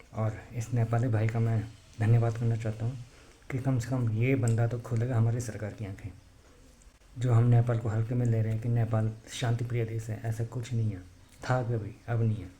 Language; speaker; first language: Hindi; native; Hindi